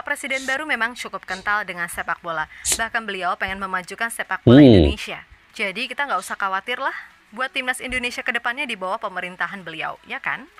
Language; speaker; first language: Indonesian; native; Indonesian